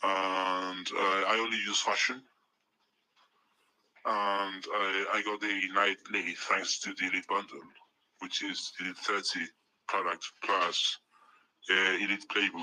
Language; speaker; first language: English; non-native, fluent; Spanish